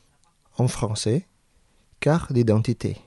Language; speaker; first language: French; non-native, fluent; Indonesian